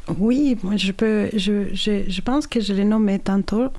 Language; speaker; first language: French; non-native, fluent; Spanish